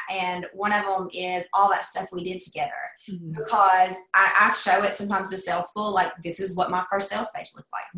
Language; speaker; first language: English; native; English